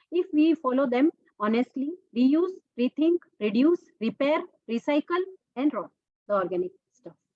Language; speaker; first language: English; non-native, local second language; Telugu